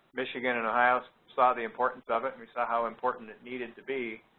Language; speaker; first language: English; native; English